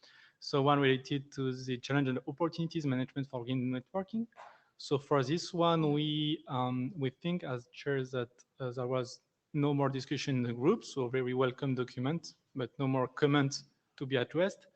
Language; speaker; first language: English; non-native, fluent; French